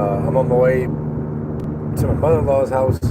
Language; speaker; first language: English; native; English